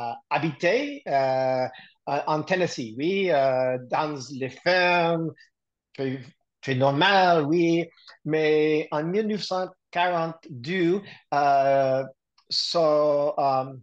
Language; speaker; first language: French; non-native, learner; English